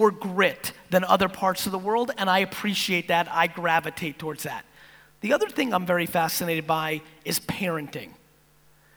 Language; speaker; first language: English; native; English